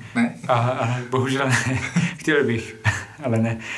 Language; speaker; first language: Czech; non-native, fluent; Spanish